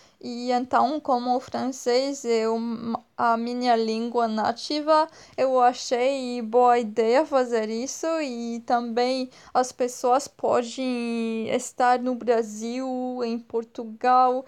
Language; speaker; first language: Portuguese; non-native, fluent; French